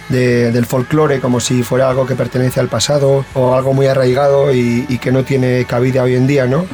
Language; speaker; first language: Spanish; non-native, local second language; Basque